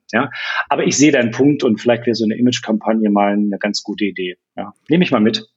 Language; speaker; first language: German; native; German